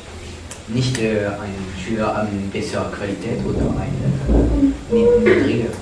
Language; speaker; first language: German; non-native, learner; French